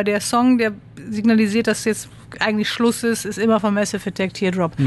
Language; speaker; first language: German; native; German